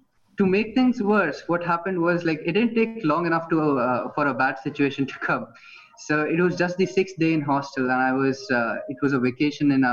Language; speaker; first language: English; non-native, fluent; Hindi